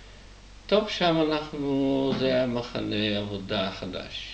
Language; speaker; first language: Hebrew; non-native, fluent; Czech